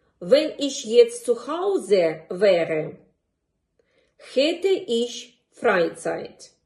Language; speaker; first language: German; non-native, fluent; Ukrainian